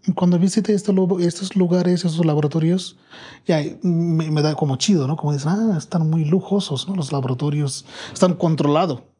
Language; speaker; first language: Spanish; non-native, learner; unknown